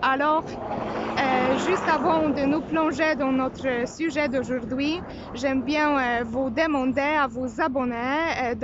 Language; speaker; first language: French; non-native, fluent; Polish